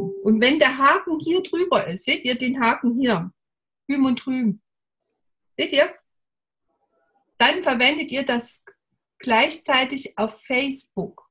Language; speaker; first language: German; native; German